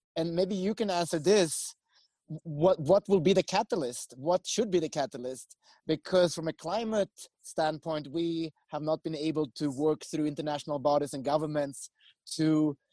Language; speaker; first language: English; non-native, fluent; Swedish